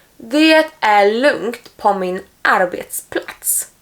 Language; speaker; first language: Swedish; non-native, fluent; Polish